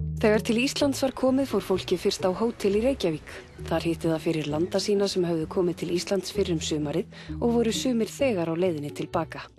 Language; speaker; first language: Icelandic; native; Icelandic